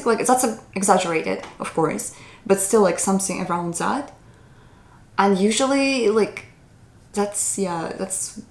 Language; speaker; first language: English; non-native, fluent; Russian